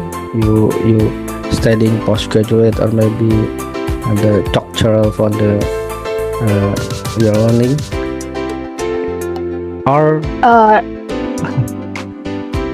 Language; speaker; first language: English; non-native, learner; Indonesian